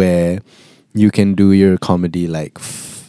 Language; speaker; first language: English; non-native, local second language; Malay